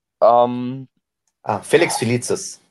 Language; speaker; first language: German; native; German